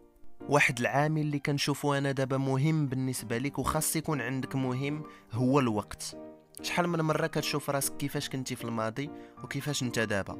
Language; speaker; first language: Arabic; native; Arabic